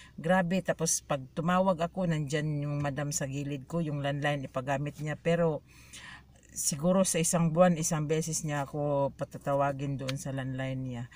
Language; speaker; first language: Filipino; native; Filipino